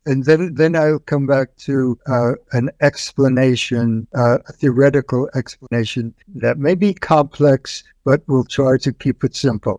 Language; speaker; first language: English; native; English